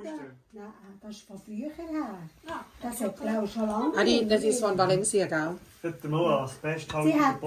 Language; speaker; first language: German; non-native, learner; Thai